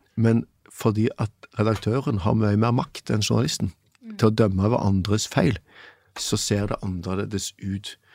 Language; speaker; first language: Norwegian; native; Norwegian